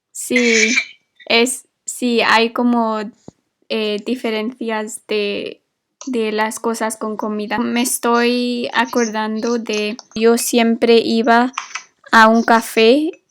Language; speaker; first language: Spanish; non-native, fluent; English